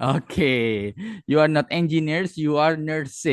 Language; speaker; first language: English; non-native, fluent; Indonesian